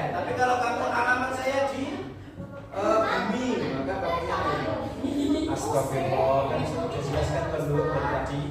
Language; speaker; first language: Indonesian; native; Indonesian